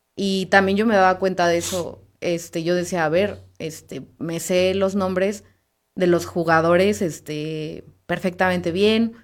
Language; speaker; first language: Spanish; native; Spanish